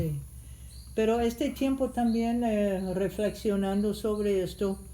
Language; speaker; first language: Spanish; non-native, fluent; English